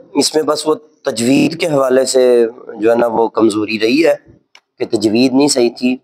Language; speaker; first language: Urdu; non-native, local second language; Punjabi